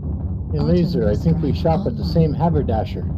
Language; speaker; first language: English; native; English